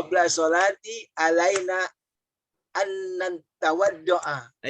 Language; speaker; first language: Arabic; non-native, learner; Indonesian